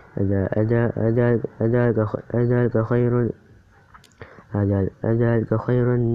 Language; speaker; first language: Arabic; non-native, learner; Indonesian